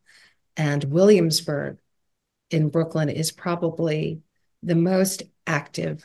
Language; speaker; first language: English; native; English